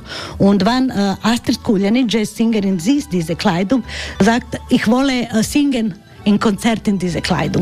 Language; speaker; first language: German; non-native, learner; Croatian